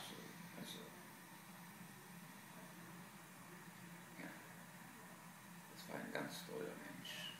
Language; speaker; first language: German; non-native, fluent; Polish